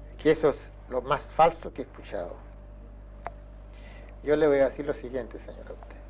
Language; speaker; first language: Spanish; native; Spanish